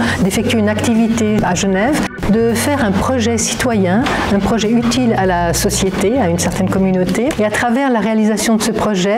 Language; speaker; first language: French; native; French